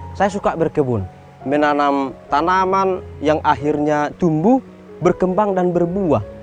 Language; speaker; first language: Indonesian; non-native, local second language; Batak Toba